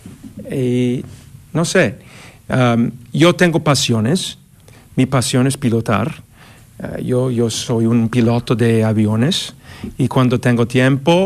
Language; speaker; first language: Spanish; non-native, learner; English